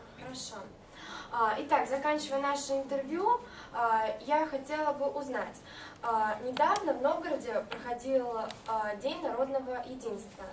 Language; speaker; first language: Russian; non-native, learner; Malagasy